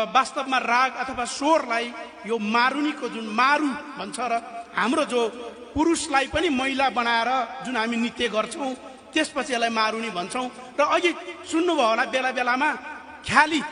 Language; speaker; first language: Nepali; non-native, local second language; Eastern Tamang